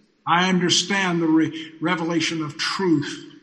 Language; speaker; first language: English; native; English